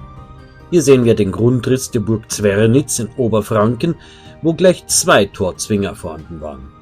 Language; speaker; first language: German; native; German